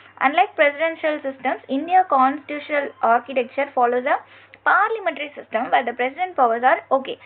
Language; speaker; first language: English; non-native, local second language; Tamil